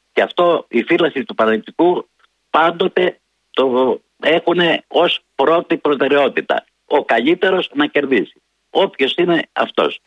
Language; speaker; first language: Greek; native; Greek